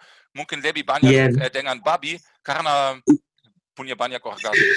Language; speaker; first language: Indonesian; non-native, fluent; German